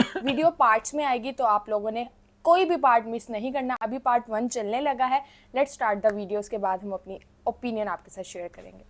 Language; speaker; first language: Hindi; non-native, local second language; Punjabi